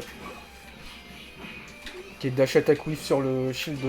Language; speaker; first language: French; native; French